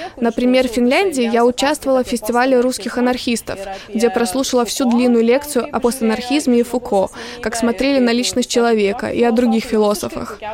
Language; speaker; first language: Russian; non-native, local second language; Lithuanian